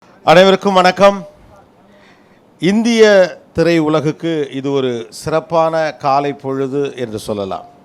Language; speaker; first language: Tamil; native; Tamil